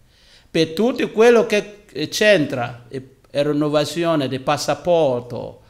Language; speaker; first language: Italian; non-native, learner; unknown